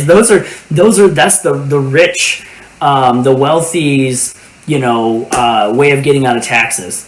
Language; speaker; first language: English; native; English